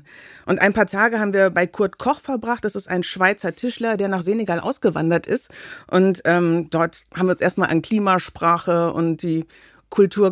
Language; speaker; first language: German; native; German